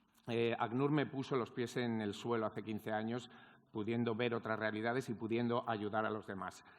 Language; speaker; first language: Spanish; native; Spanish